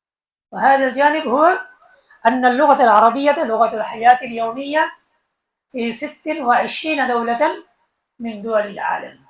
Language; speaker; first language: Arabic; non-native, fluent; Bangla